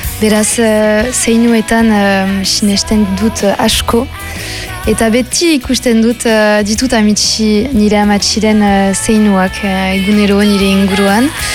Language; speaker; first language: Basque; non-native, local second language; French